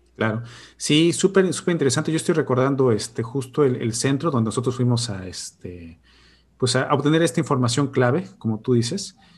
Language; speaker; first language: Spanish; native; Spanish